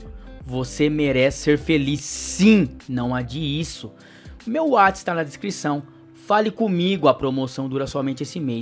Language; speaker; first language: Portuguese; native; Portuguese